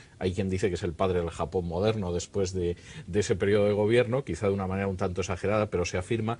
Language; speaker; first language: Spanish; native; Spanish